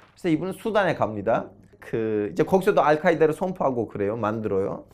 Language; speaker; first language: Korean; non-native, fluent; Turkish